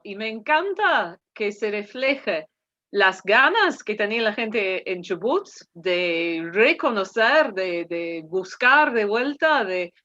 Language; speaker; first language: Spanish; non-native, fluent; English